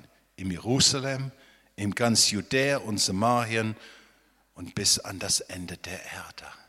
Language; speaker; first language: German; non-native, fluent; English